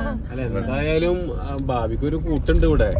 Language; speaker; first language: Malayalam; native; Malayalam